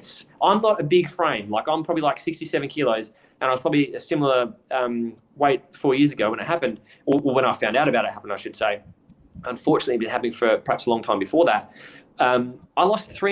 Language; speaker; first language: English; native; English